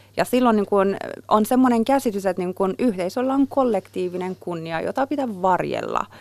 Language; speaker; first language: Finnish; non-native, fluent; Persian